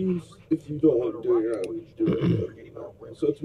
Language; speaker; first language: English; native; English